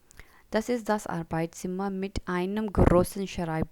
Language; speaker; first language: German; non-native, learner; Hindi